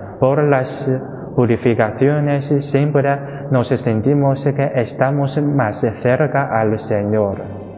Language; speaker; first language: Spanish; non-native, fluent; Chinese